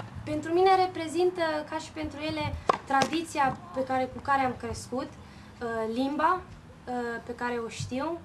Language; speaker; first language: Romanian; early bilingual, heritage; Romanian